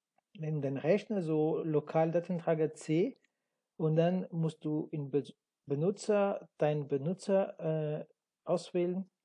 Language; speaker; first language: German; non-native, learner; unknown